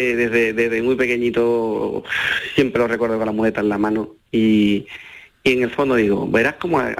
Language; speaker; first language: Spanish; native; Spanish